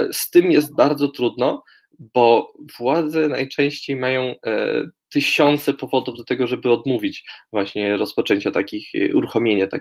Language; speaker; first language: Polish; non-native, fluent; Russian